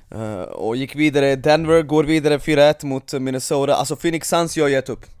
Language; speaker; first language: Swedish; non-native, fluent; Serbian